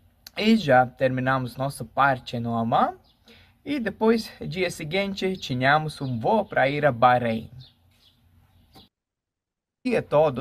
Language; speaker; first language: Portuguese; non-native, fluent; Latvian